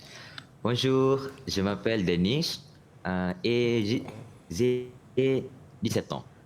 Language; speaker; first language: French; non-native, learner; Malay